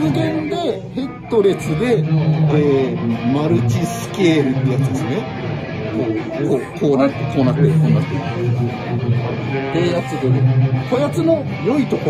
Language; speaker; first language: Japanese; native; Japanese